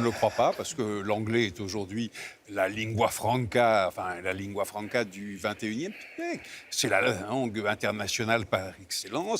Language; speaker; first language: French; native; French